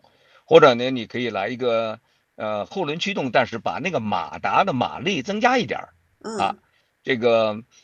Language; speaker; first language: Chinese; native; Chinese